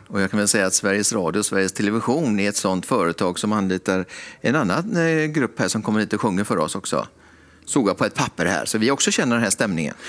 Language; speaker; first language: Swedish; native; Swedish